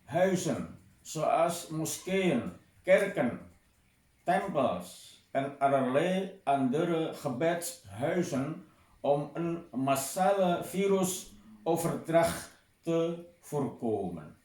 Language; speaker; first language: Dutch; non-native, fluent; Indonesian